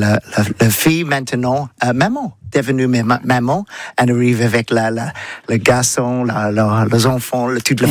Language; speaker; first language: French; non-native, learner; English